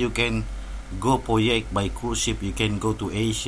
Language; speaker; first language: English; non-native, learner; Indonesian